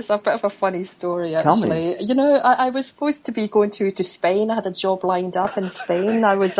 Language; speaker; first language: English; native; English